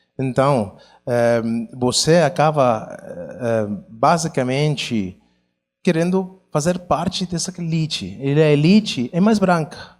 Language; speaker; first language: Portuguese; non-native, fluent; Catalan